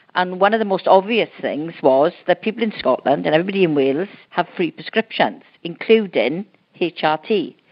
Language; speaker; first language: English; native; English